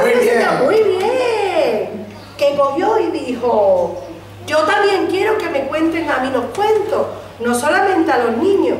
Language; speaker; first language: Spanish; native; Spanish